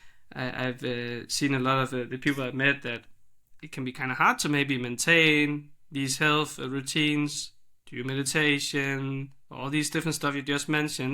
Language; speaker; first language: English; non-native, fluent; Danish